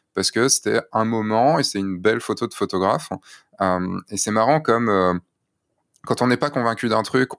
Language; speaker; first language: French; native; French